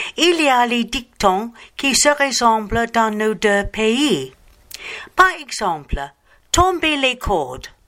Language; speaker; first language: French; non-native, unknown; English